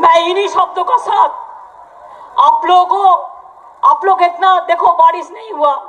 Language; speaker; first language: Hindi; non-native, local second language; Bangla